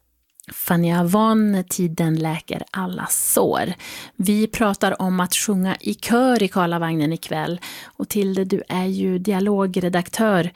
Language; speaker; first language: Swedish; native; Swedish